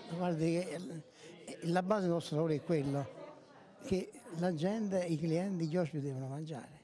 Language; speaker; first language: Italian; native; Italian